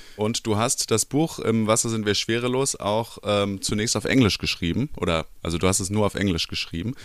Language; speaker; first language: German; native; German